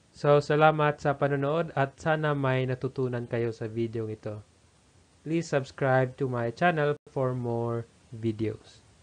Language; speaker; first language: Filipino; native; Filipino